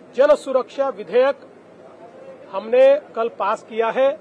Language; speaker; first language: Hindi; non-native, local second language; Marathi